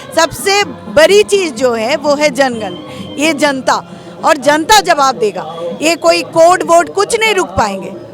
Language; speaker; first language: Hindi; non-native, local second language; Bangla